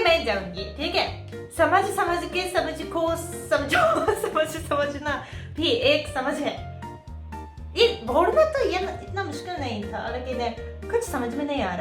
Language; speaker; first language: Hindi; non-native, fluent; Japanese